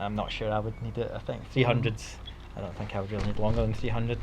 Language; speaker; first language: English; native; English